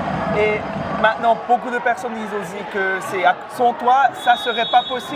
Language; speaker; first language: French; non-native, fluent; German